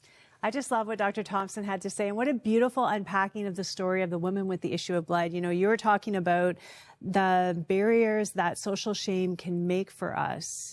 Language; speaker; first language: English; native; English